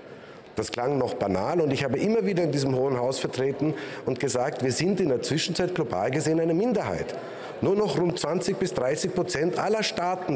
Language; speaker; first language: German; native; German